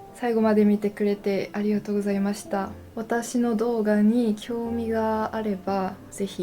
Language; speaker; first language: Japanese; non-native, learner; French